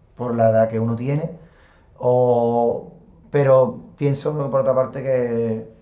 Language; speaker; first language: Spanish; native; Spanish